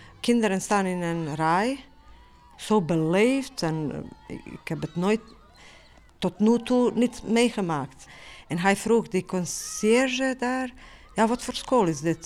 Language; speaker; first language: Dutch; non-native, learner; Bosnian